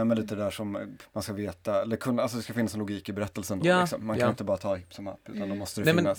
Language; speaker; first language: Swedish; native; Swedish